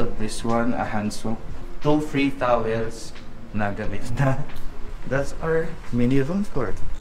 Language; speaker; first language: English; non-native, local second language; Filipino